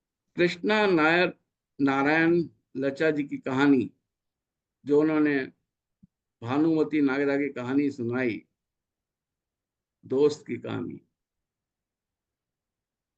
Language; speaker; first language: Hindi; native; Hindi